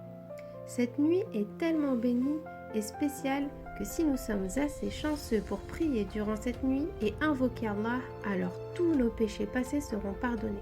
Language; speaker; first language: French; native; French